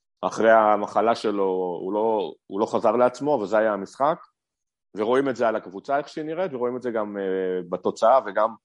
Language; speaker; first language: Hebrew; native; Hebrew